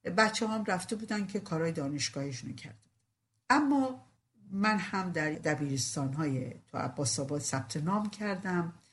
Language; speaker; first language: Persian; non-native, local second language; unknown